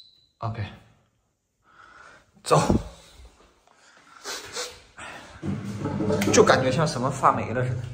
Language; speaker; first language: Chinese; native; Chinese